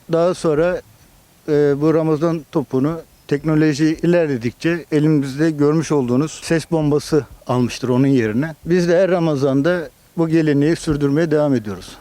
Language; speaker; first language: Turkish; native; Turkish